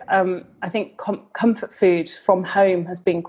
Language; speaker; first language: English; native; English